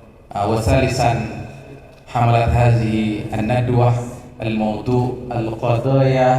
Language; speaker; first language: Arabic; non-native, fluent; Indonesian